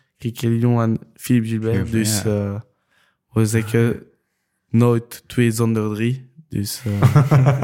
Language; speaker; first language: Dutch; non-native, local second language; French